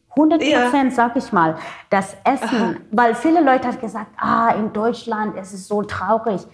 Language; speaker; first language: German; non-native, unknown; Xhosa